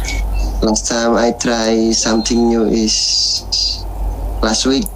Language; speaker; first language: English; non-native, learner; Indonesian